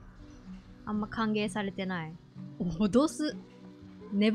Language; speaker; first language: Japanese; native; Japanese